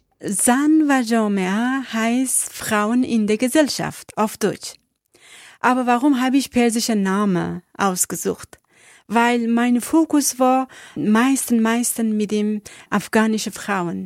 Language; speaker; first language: German; non-native, learner; Persian